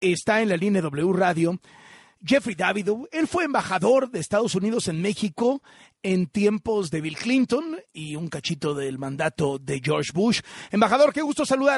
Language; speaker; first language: Spanish; native; Spanish